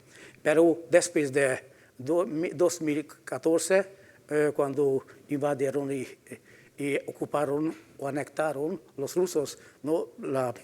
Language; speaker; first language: Spanish; non-native, fluent; Hungarian